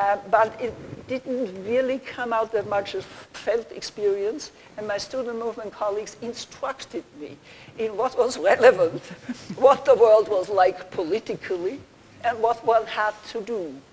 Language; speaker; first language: English; non-native, fluent; German